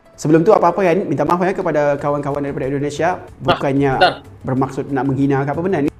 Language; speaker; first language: Malay; native; Malay